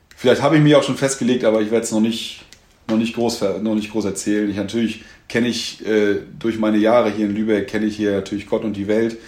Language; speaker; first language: German; native; German